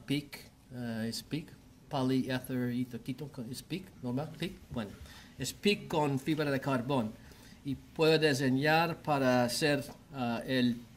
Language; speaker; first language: Spanish; non-native, learner; English